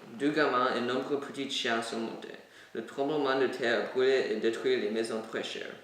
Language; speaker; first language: French; non-native, learner; English